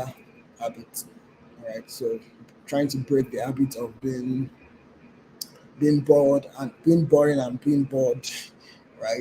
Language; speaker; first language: English; non-native, local second language; Yoruba